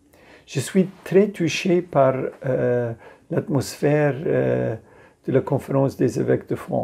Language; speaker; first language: French; non-native, fluent; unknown